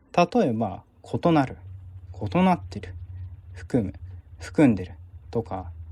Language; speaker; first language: Japanese; native; Japanese